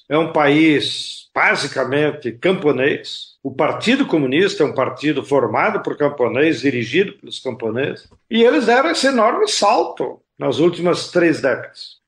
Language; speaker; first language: Portuguese; native; Portuguese